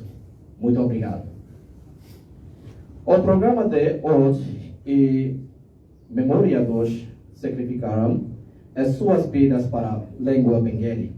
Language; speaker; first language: Portuguese; non-native, learner; Bangla